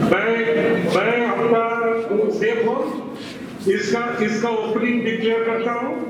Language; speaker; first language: Hindi; non-native, local second language; Nepali